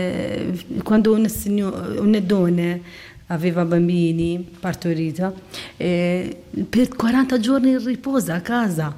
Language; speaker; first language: Italian; non-native, learner; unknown